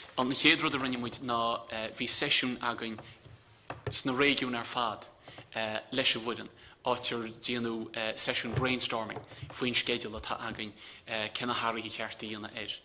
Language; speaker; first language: Irish; native; Irish